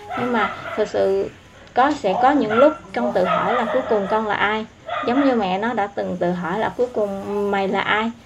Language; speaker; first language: Vietnamese; non-native, local second language; Eastern Cham